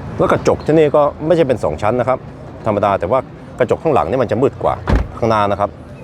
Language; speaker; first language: Thai; non-native, fluent; Norwegian